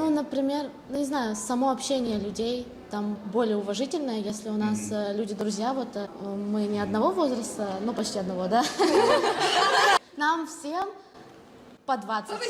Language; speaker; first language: Russian; native; Russian